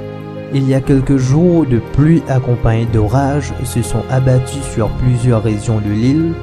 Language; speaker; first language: French; non-native, local second language; Morisyen